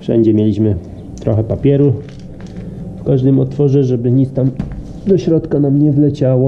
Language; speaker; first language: Polish; native; Polish